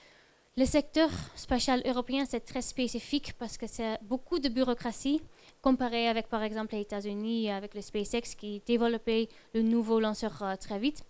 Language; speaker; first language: French; non-native, fluent; Dutch